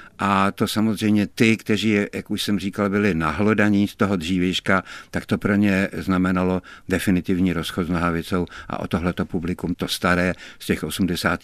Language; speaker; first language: Czech; native; Czech